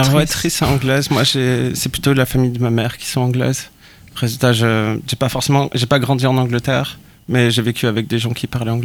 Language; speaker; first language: French; native; French